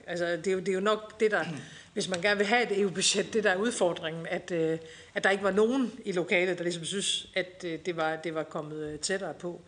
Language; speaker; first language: Danish; native; Danish